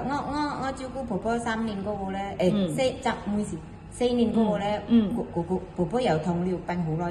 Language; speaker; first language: Cantonese; non-native, fluent; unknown